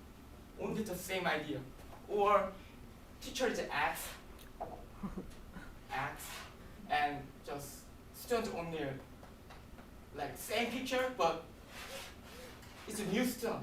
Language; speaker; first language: English; non-native, learner; Korean